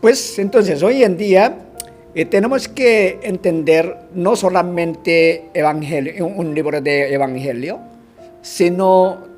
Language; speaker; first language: Spanish; non-native, fluent; Korean